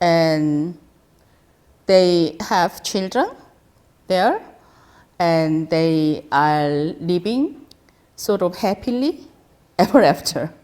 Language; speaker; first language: English; non-native, fluent; Korean